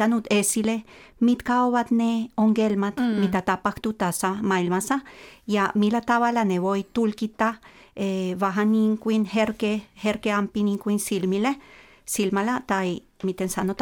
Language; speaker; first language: Finnish; non-native, fluent; Spanish